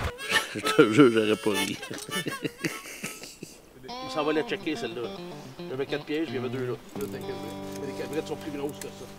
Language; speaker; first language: French; native; French